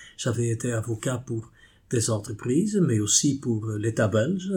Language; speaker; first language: French; non-native, fluent; Dutch